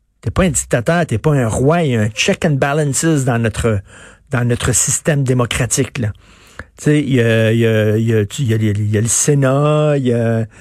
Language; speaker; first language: French; native; French